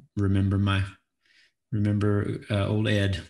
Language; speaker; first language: English; native; English